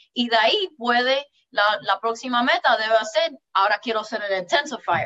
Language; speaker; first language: Spanish; early bilingual, heritage; English